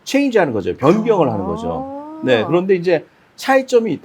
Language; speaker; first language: Korean; native; Korean